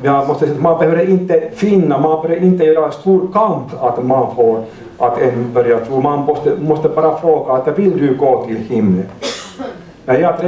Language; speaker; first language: Swedish; non-native, learner; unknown